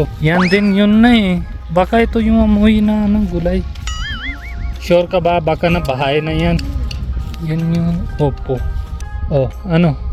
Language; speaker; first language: Filipino; non-native, learner; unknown